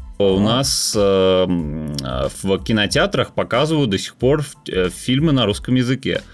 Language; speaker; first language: Russian; native; Russian